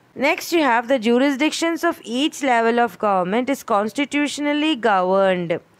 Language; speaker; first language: English; non-native, local second language; Malayalam